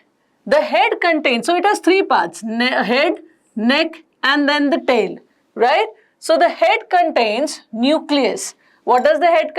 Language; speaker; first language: English; non-native, local second language; Hindi